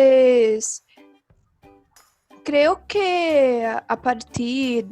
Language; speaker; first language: Spanish; non-native, learner; Portuguese